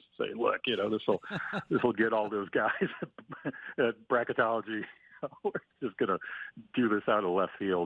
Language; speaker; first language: English; native; English